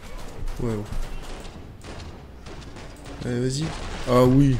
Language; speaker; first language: French; native; French